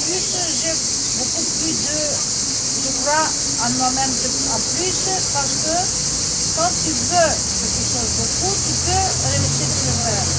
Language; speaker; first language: French; non-native, learner; Greek